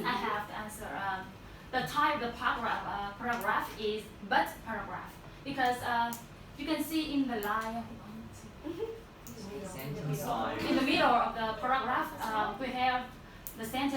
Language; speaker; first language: English; non-native, learner; Vietnamese